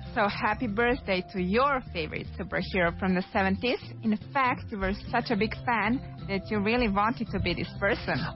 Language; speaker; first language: English; non-native, fluent; Serbian